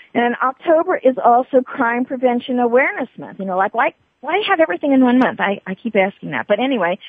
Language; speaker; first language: English; native; English